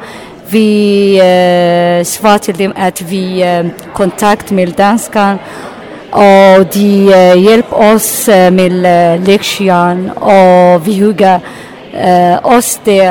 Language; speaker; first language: Danish; non-native, learner; Arabic